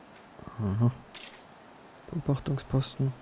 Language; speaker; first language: German; native; German